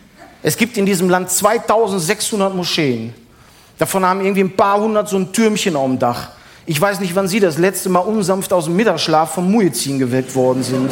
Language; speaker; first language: German; native; German